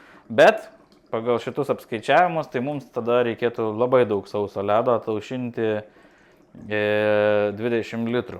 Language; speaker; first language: Lithuanian; native; Lithuanian